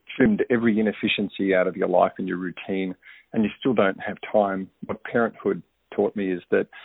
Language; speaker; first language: English; native; English